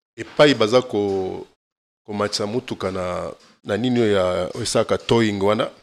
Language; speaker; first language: Lingala; native; Lingala